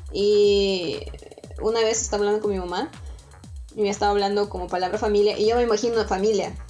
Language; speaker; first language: Spanish; non-native, fluent; Russian